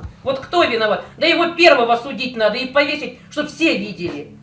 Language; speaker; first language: Russian; native; Russian